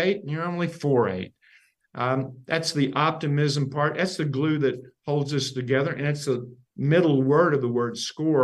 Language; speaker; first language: English; native; English